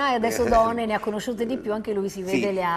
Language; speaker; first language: Italian; native; Italian